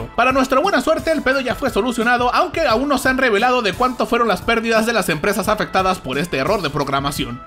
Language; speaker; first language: Spanish; native; Spanish